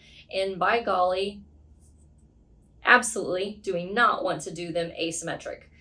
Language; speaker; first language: English; native; English